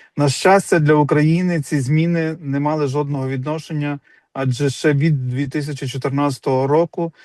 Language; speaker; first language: Ukrainian; native; Ukrainian